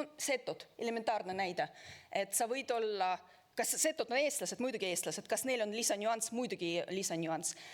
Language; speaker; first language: Estonian; non-native, local second language; Russian